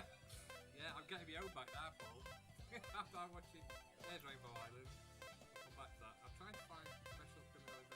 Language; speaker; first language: English; native; English